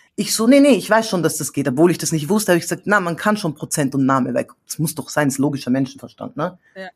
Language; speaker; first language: German; early bilingual, other home language; Central Kurdish